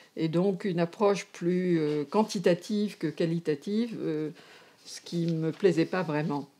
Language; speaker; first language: French; native; French